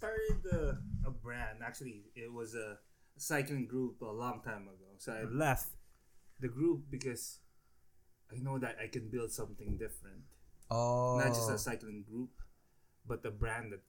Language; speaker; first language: English; non-native, local second language; Filipino